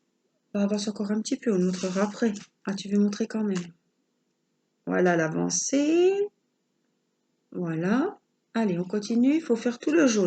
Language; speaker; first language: French; native; French